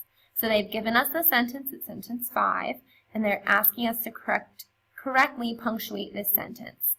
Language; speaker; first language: English; native; English